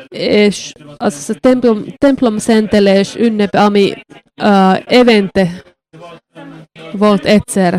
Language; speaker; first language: Hungarian; non-native, learner; Finnish